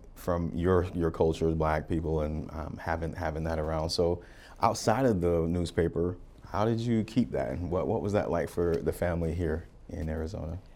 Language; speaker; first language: English; native; English